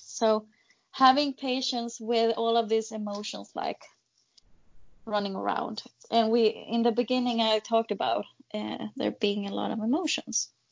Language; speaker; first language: English; non-native, fluent; Swedish